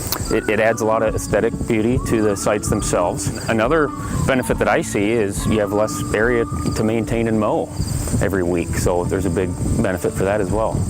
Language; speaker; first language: English; native; English